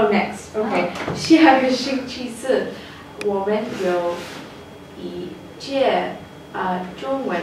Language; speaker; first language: Chinese; non-native, learner; English